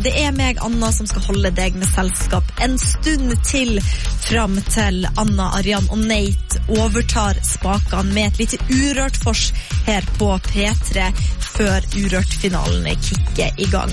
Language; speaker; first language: Norwegian; native; Norwegian